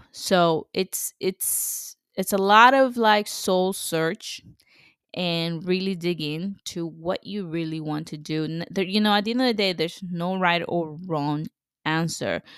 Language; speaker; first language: English; non-native, fluent; Spanish